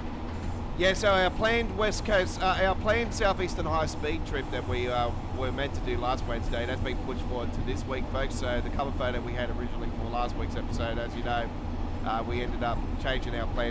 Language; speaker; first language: English; native; English